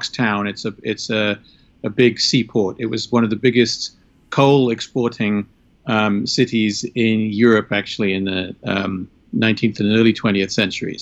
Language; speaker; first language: English; native; English